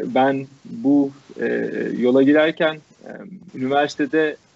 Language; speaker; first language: Turkish; native; Turkish